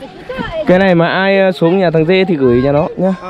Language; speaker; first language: Vietnamese; native; Vietnamese